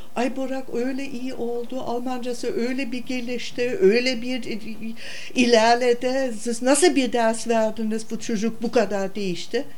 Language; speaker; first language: Turkish; non-native, fluent; German